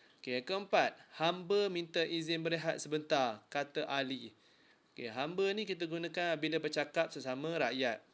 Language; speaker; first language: Malay; native; Malay